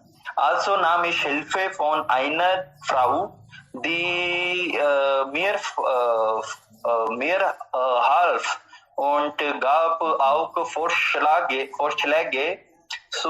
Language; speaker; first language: German; non-native, learner; Hindi